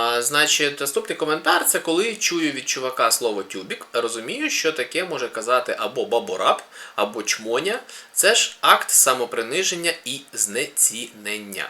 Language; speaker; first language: Ukrainian; native; Ukrainian